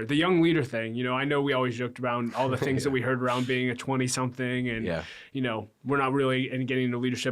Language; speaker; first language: English; native; English